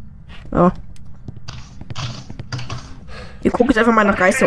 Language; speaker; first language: German; native; German